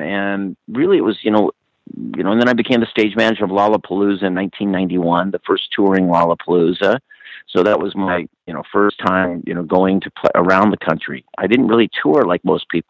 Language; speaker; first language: English; native; English